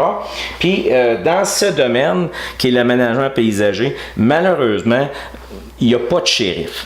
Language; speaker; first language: French; native; French